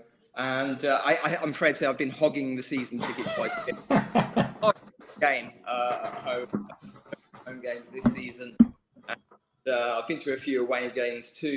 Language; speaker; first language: English; native; English